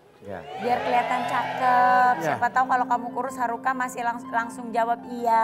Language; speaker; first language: Indonesian; native; Indonesian